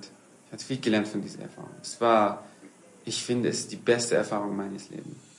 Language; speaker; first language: German; non-native, learner; Arabic